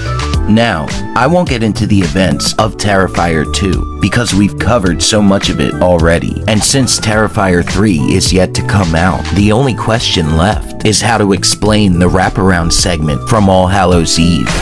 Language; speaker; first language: English; native; English